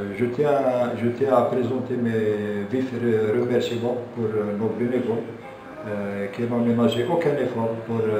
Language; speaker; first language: French; non-native, local second language; Arabic